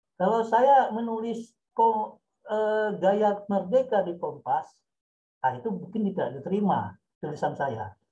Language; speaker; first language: Indonesian; non-native, local second language; Minangkabau